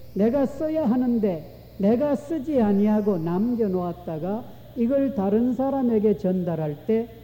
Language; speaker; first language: Korean; native; Korean